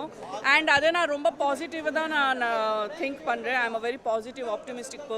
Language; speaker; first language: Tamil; non-native, fluent; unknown